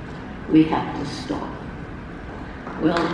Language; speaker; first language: English; native; English